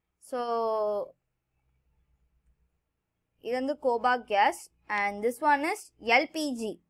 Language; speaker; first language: English; non-native, local second language; Tamil